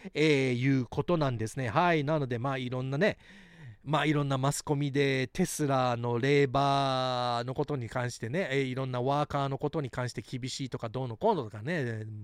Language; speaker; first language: Japanese; early bilingual, heritage; Japanese